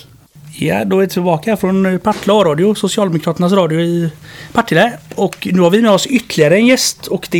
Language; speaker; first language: Swedish; native; Swedish